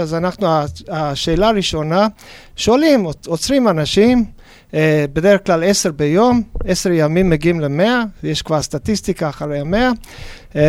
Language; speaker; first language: Hebrew; non-native, fluent; English